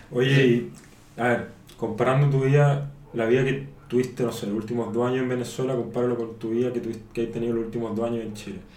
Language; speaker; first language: Spanish; native; Spanish